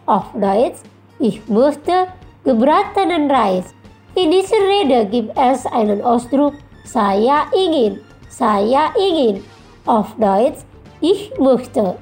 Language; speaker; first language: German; non-native, fluent; Indonesian